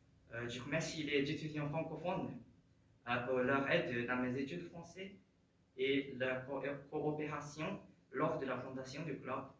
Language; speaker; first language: French; non-native, fluent; Japanese